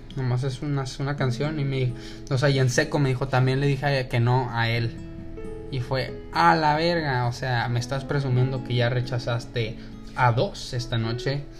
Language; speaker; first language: Spanish; native; Spanish